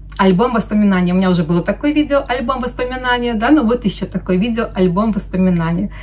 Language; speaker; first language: Russian; non-native, local second language; Lithuanian